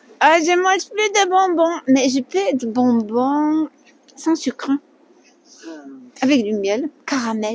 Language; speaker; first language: French; non-native, learner; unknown